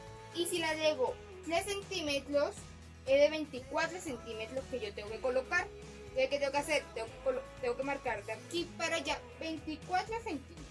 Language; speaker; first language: Spanish; native; Spanish